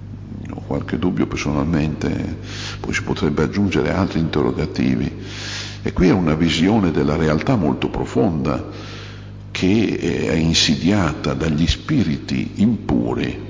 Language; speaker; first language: Italian; native; Italian